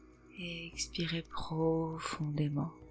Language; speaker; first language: French; native; French